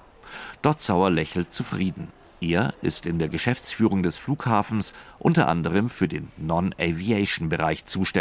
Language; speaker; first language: German; native; German